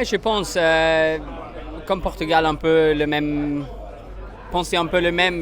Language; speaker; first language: French; non-native, fluent; Swedish